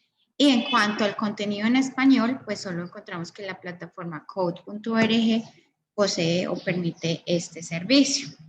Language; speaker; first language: Spanish; native; Spanish